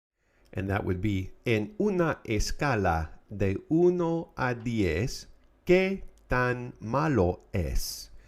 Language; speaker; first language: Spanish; non-native, fluent; English